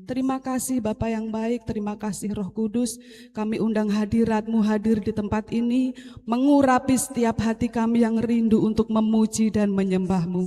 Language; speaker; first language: Indonesian; native; Indonesian